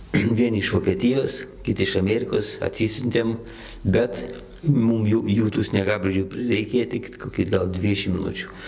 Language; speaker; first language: Lithuanian; native; Lithuanian